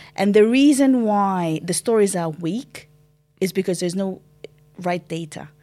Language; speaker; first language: English; non-native, fluent; Arabic